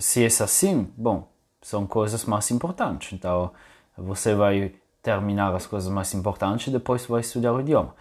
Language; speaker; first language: Portuguese; non-native, fluent; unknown